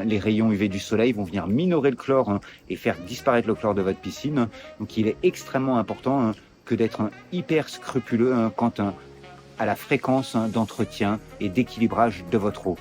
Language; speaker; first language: French; native; French